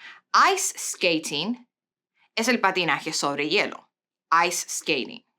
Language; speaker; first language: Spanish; non-native, fluent; English